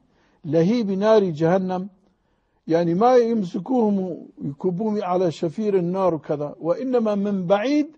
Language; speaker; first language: Arabic; native; Arabic